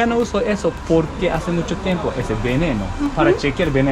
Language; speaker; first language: Spanish; non-native, learner; Japanese